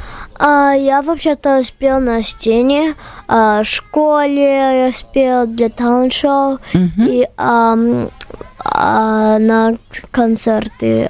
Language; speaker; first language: Russian; early bilingual, heritage; English